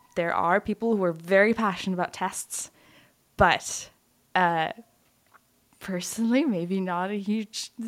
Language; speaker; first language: English; non-native, fluent; Lithuanian